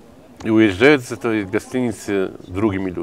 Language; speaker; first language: Russian; non-native, fluent; Polish